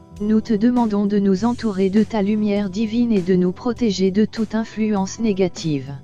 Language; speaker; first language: French; native; French